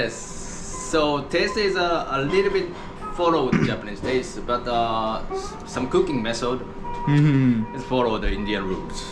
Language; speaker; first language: English; non-native, learner; Japanese